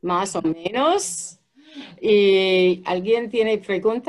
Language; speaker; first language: Spanish; non-native, fluent; English